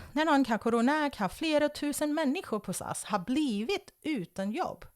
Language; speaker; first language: Swedish; non-native, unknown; Thai